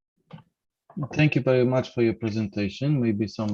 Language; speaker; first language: English; non-native, fluent; Polish